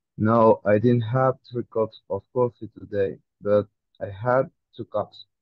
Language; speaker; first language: English; non-native, learner; Spanish